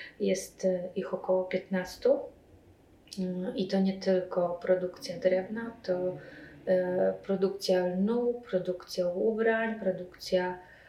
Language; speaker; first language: Polish; non-native, fluent; Russian